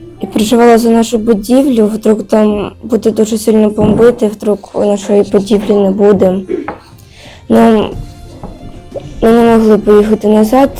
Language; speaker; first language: Ukrainian; non-native, local second language; Russian